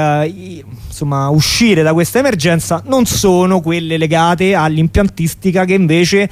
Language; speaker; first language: Italian; native; Italian